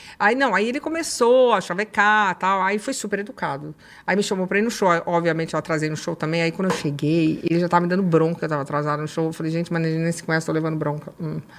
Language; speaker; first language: Portuguese; native; Portuguese